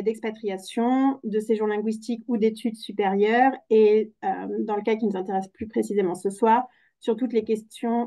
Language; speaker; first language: French; native; French